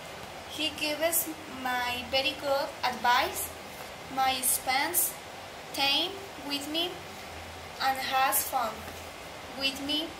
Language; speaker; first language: English; non-native, learner; Spanish